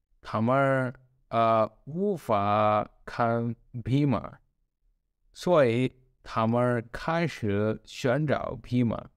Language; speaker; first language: Chinese; non-native, learner; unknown